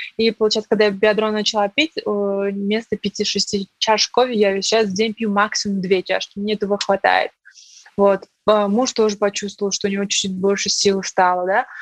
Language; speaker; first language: Russian; non-native, local second language; Uzbek